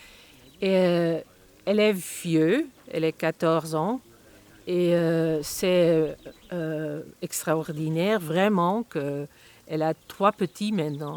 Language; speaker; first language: French; non-native, learner; Spanish